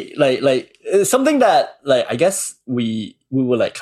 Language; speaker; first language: English; non-native, local second language; Cantonese